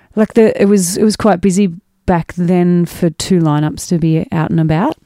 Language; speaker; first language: English; native; English